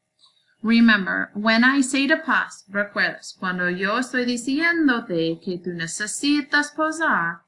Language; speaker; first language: Spanish; non-native, learner; English